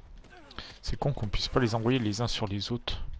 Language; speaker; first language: French; native; French